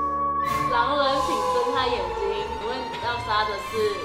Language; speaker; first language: Chinese; native; Chinese